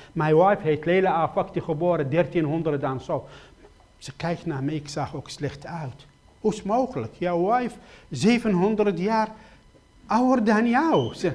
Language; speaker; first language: Dutch; non-native, fluent; Kurdish